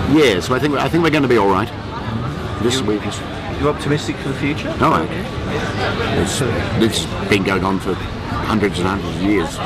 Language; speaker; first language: English; native; English